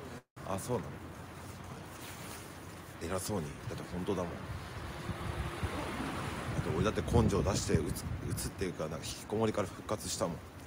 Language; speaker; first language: Japanese; native; Japanese